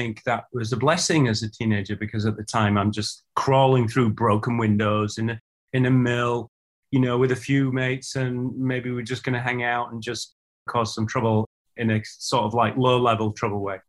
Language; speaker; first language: English; native; English